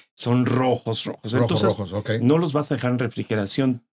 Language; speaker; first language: Spanish; native; Spanish